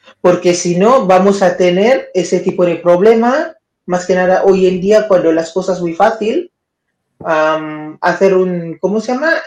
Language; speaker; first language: Spanish; non-native, fluent; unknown